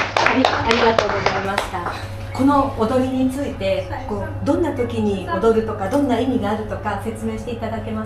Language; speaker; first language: Japanese; native; Japanese